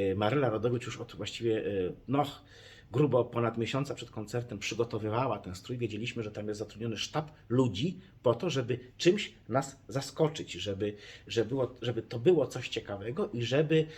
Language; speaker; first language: Polish; native; Polish